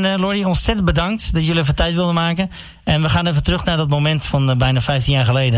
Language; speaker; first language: Dutch; native; Dutch